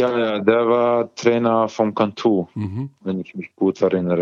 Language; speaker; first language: German; non-native, learner; Croatian